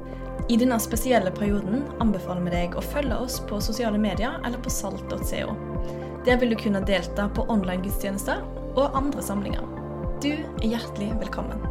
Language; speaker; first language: Norwegian; native; Norwegian